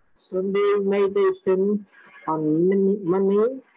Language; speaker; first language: English; non-native, learner; Vietnamese